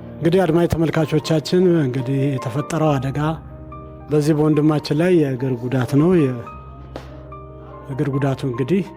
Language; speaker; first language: Amharic; native; Amharic